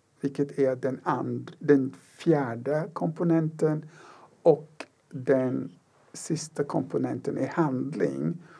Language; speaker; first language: Swedish; non-native, fluent; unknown